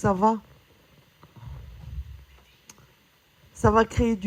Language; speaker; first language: French; native; French